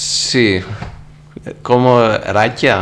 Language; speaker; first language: Spanish; non-native, learner; Greek